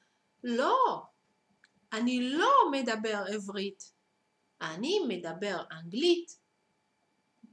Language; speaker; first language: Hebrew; non-native, fluent; Arabic